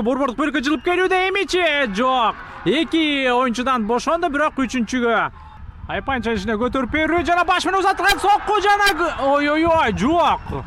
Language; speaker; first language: Kyrgyz; native; Kyrgyz